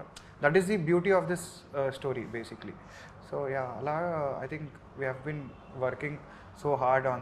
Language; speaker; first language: Telugu; native; Telugu